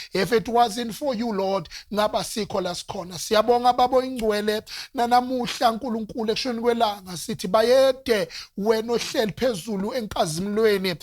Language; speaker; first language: Zulu; non-native, local second language; Northern Sotho